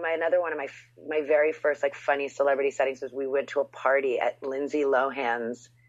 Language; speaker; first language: English; native; English